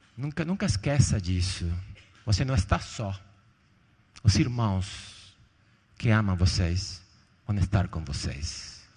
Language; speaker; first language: Portuguese; non-native, fluent; Spanish